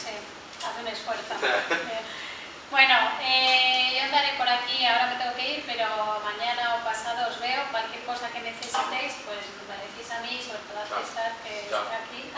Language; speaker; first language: Spanish; native; Spanish